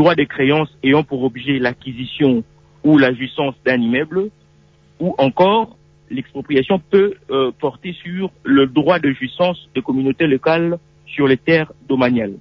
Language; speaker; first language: French; non-native, local second language; Lingala